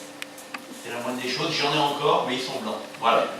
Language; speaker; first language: French; native; French